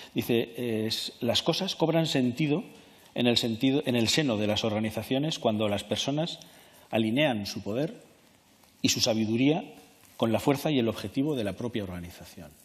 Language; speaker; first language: Spanish; native; Spanish